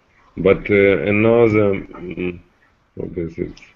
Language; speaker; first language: English; non-native, learner; Russian